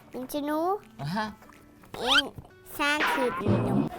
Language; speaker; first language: Mongolian; early bilingual, heritage; Mongolian